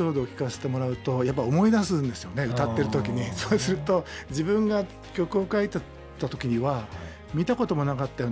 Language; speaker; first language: Japanese; native; Japanese